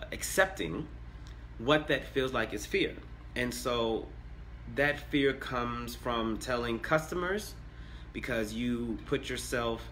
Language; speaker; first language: English; native; English